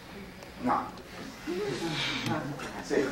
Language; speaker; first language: Spanish; non-native, fluent; English